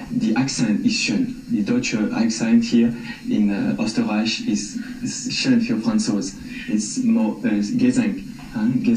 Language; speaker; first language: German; non-native, learner; French